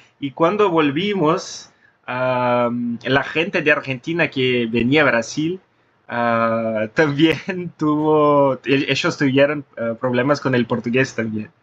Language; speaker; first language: Spanish; non-native, fluent; Portuguese